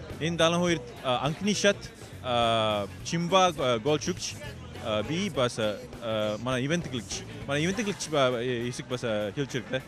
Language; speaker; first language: Mongolian; non-native, learner; English